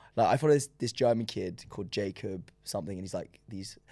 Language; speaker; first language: English; non-native, local second language; French